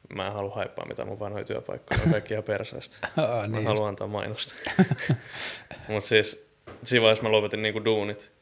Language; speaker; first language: Finnish; native; Finnish